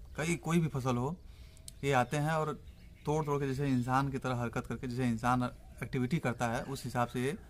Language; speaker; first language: Hindi; native; Hindi